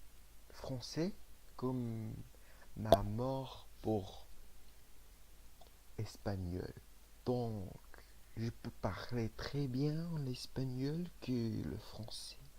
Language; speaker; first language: French; non-native, learner; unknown